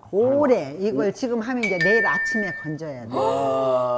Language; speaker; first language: Korean; native; Korean